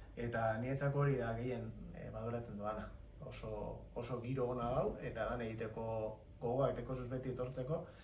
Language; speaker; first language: Basque; native; Basque